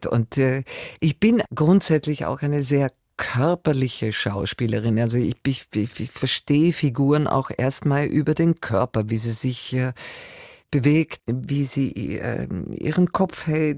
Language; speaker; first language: German; native; German